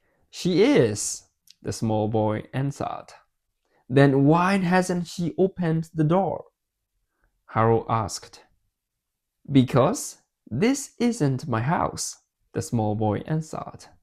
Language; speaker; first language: English; non-native, fluent; Burmese